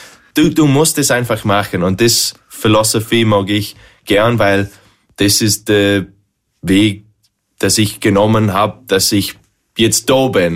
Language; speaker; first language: German; non-native, learner; English